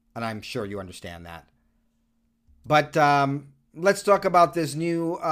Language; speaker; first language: English; native; English